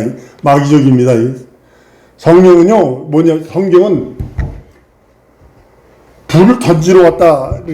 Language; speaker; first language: Korean; native; Korean